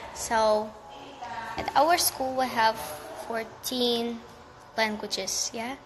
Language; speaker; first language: English; non-native, learner; Russian